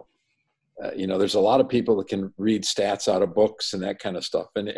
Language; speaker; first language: English; native; English